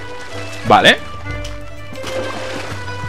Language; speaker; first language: Spanish; native; Spanish